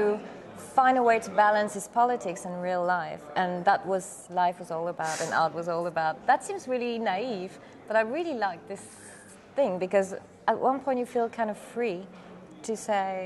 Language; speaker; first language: English; non-native, fluent; French